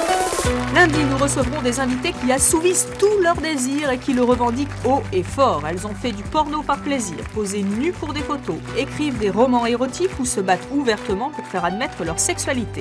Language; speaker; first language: French; native; French